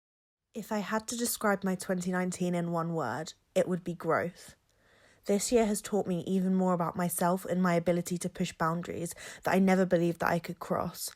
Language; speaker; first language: English; native; English